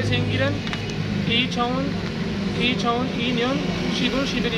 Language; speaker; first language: Korean; non-native, learner; Punjabi